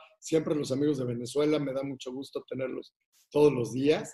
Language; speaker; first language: Spanish; native; Spanish